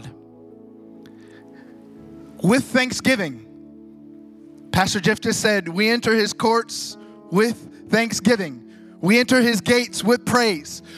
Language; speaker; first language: English; native; English